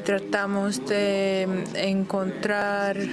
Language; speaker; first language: Spanish; non-native, fluent; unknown